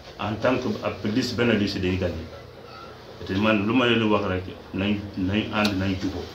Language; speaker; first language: Wolof; non-native, local second language; Fula